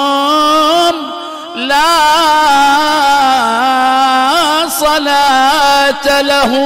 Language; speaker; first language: Arabic; native; Arabic